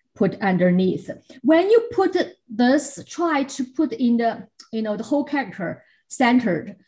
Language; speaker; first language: English; non-native, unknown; Chinese